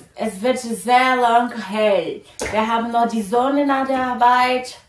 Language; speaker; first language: German; non-native, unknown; Portuguese